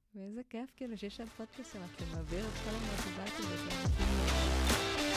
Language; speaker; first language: Hebrew; non-native, fluent; Spanish